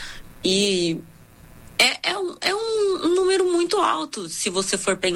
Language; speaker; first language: Portuguese; early bilingual, other home language; Korean